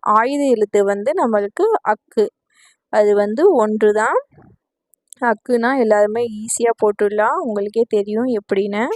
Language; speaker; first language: Tamil; non-native, local second language; Urdu